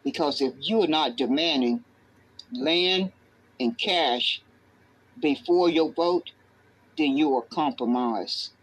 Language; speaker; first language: English; native; English